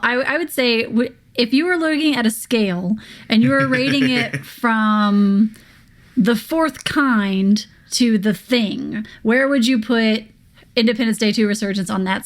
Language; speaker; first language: English; native; English